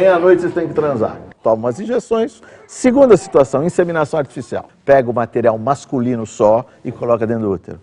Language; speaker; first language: Portuguese; native; Portuguese